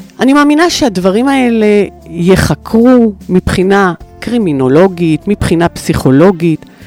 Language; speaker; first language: Hebrew; native; Hebrew